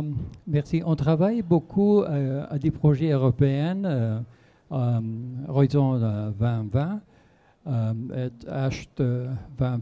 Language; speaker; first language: French; non-native, fluent; Spanish